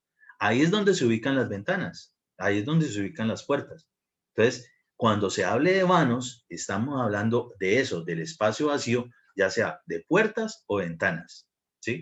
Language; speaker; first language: Spanish; native; Spanish